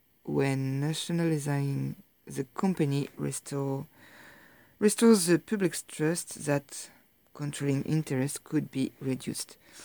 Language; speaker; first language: English; non-native, fluent; French